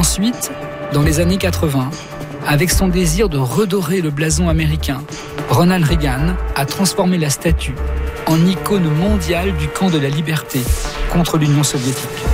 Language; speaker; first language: French; native; French